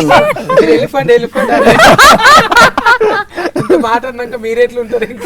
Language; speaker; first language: Telugu; native; Telugu